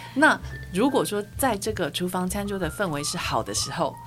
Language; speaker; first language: Chinese; native; Chinese